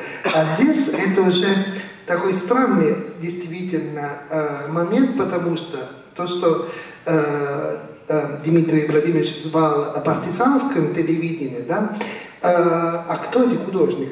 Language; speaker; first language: Russian; non-native, fluent; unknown